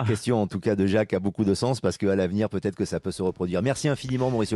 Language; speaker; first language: French; native; French